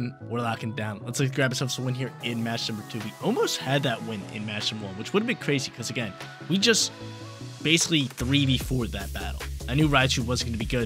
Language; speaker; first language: English; native; English